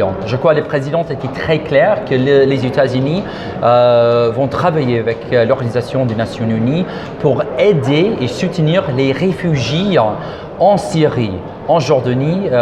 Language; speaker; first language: French; non-native, fluent; English